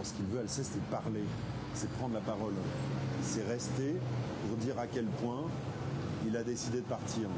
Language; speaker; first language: French; native; French